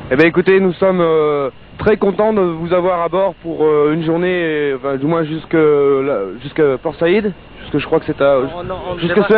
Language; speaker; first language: French; native; French